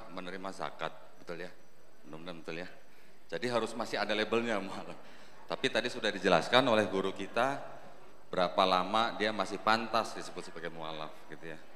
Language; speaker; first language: Indonesian; native; Indonesian